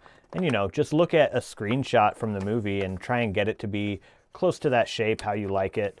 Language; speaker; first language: English; native; English